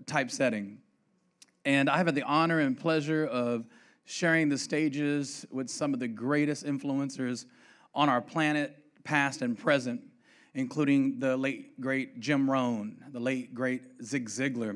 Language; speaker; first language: English; native; English